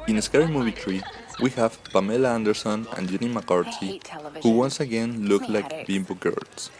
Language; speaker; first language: English; non-native, fluent; Spanish